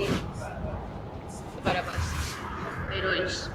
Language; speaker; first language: Portuguese; native; Portuguese